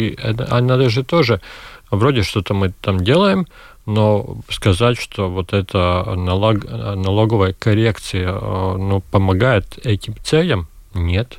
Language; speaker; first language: Russian; non-native, local second language; Latvian